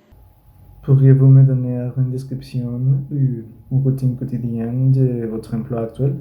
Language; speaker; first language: French; non-native, learner; Spanish